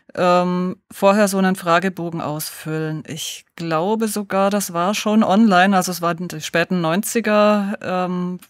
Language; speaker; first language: German; native; German